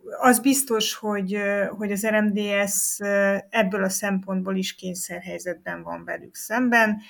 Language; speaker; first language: Hungarian; native; Hungarian